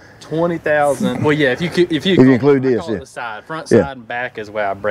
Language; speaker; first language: English; native; English